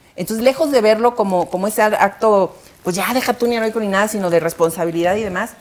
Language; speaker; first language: Spanish; native; Spanish